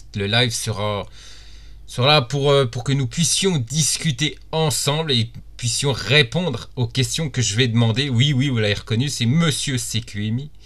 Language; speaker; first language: French; native; French